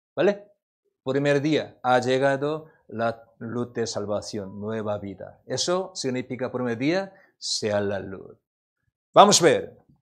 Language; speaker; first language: Spanish; non-native, learner; Korean